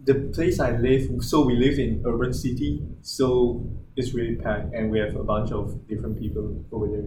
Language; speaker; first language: English; non-native, local second language; Chinese